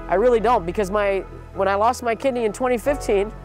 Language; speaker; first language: English; native; English